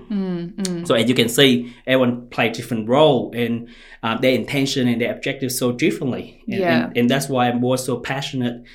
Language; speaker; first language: English; non-native, fluent; Vietnamese